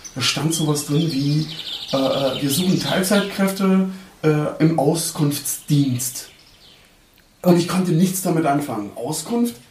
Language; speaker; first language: German; early bilingual, other home language; Turkish